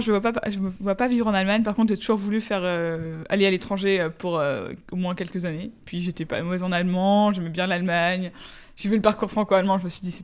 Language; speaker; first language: French; native; French